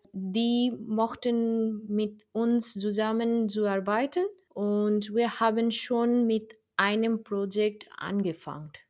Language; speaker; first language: German; non-native, learner; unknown